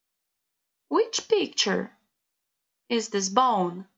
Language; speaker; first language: English; non-native, learner; Portuguese